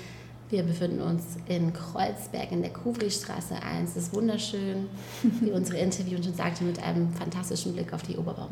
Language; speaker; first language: German; native; German